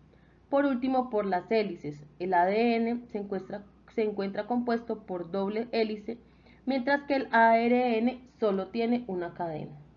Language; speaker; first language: Spanish; native; Spanish